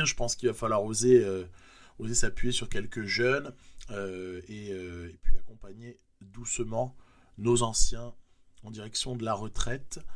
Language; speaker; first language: French; native; French